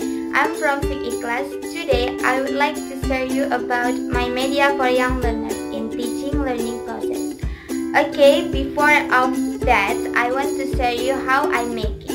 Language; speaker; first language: English; non-native, learner; Indonesian